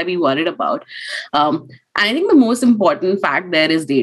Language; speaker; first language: English; non-native, local second language; Hindi